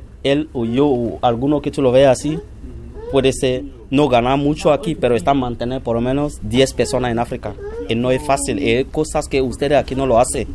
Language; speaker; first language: Spanish; non-native, fluent; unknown